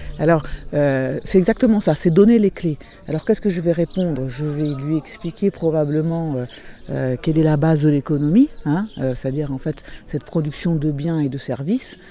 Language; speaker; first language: French; non-native, fluent; Portuguese